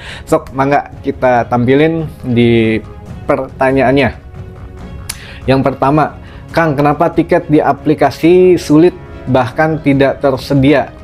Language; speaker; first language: Indonesian; native; Indonesian